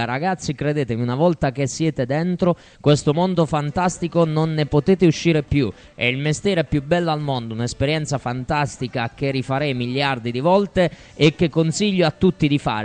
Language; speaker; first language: Italian; native; Italian